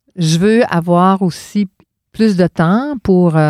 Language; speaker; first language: French; native; French